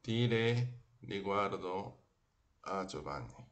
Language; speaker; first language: Italian; non-native, fluent; Korean